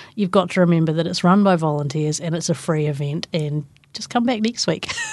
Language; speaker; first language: English; native; English